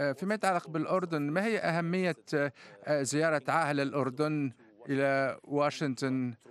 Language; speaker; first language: Arabic; native; Arabic